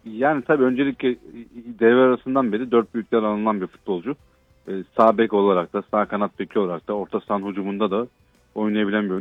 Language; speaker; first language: Turkish; native; Turkish